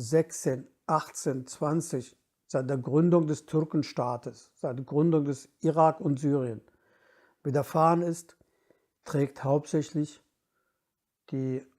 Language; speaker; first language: German; non-native, fluent; Kurdish